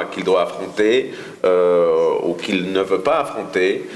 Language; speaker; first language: French; non-native, fluent; Spanish